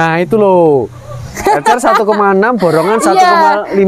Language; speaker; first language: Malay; non-native, local second language; Javanese